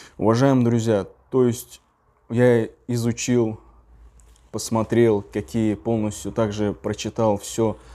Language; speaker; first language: Russian; non-native, local second language; Uzbek